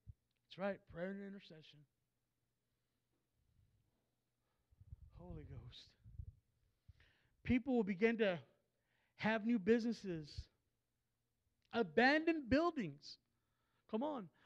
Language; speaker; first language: English; native; English